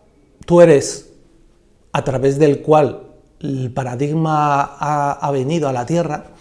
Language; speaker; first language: Spanish; native; Spanish